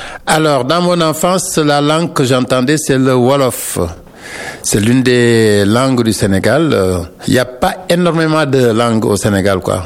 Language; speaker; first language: French; non-native, local second language; Wolof